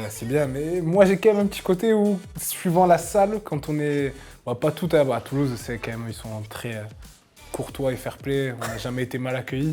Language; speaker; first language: French; native; French